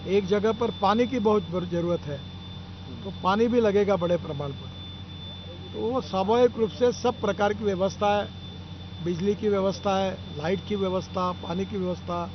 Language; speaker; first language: Hindi; non-native, local second language; Marathi